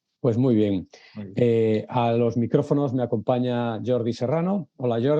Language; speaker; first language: Spanish; native; Spanish